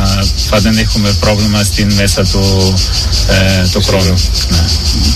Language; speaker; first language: Greek; non-native, learner; Portuguese